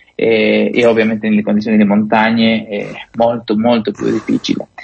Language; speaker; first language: Italian; non-native, fluent; Spanish